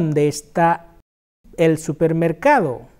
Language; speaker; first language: Spanish; non-native, fluent; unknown